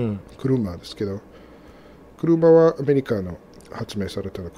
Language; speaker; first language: Japanese; non-native, fluent; English